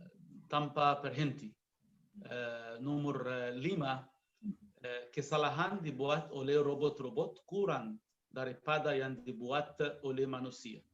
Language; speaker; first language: Indonesian; non-native, learner; Arabic